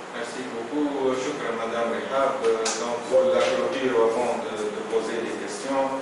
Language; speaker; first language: French; non-native, local second language; Arabic